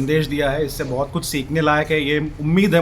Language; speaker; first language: Hindi; native; Hindi